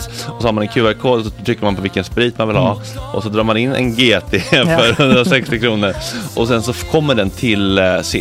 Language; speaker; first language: Swedish; native; Swedish